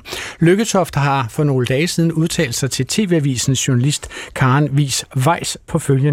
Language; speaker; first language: Danish; native; Danish